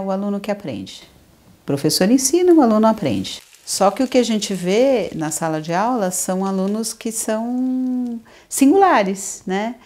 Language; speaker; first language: Portuguese; native; Portuguese